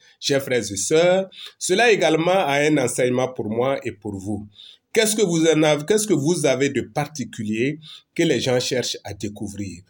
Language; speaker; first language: French; non-native, local second language; Mossi